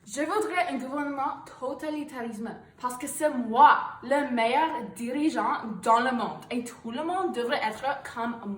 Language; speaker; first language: French; non-native, learner; English